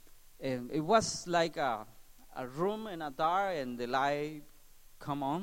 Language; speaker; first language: English; non-native, learner; Spanish